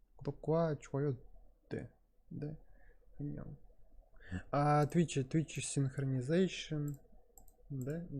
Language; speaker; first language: Korean; non-native, learner; Russian